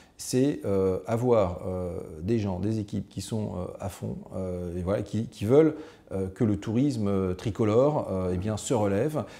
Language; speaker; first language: French; native; French